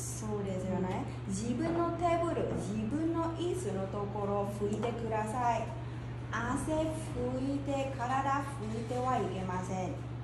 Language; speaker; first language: Japanese; non-native, fluent; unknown